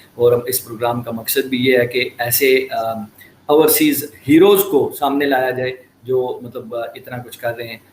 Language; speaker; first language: Urdu; native; Urdu